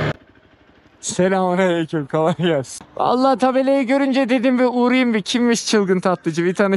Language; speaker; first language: Turkish; native; Turkish